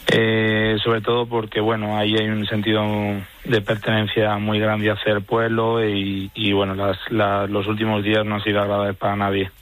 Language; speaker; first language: Spanish; native; Spanish